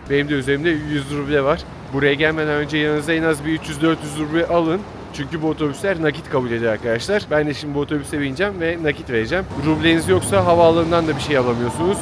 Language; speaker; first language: Turkish; native; Turkish